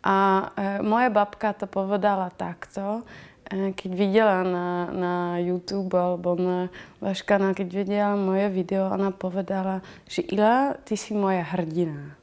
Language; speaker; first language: Slovak; non-native, fluent; Dutch